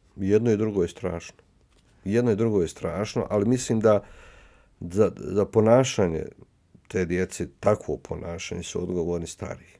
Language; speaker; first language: Bosnian; native; Bosnian